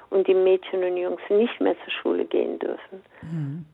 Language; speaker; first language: German; non-native, fluent; Persian